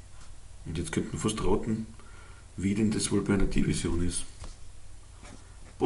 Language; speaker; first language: German; native; German